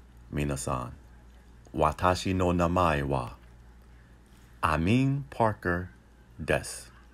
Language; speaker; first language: Japanese; non-native, learner; English